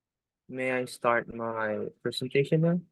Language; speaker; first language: English; non-native, fluent; Indonesian